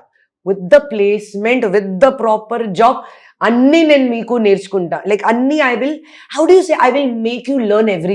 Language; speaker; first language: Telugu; non-native, learner; Hindi